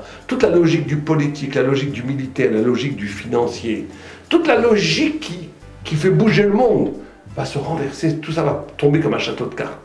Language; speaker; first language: French; native; French